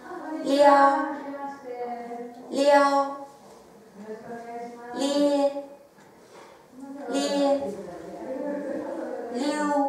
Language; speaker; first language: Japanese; non-native, fluent; Chinese